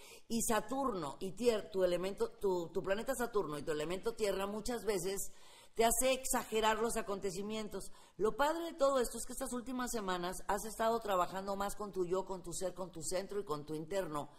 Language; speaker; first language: Spanish; native; Spanish